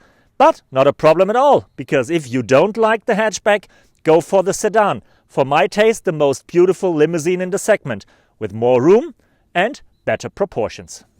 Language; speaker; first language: English; non-native, fluent; German